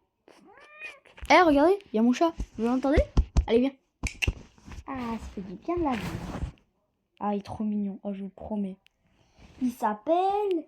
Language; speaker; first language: French; native; French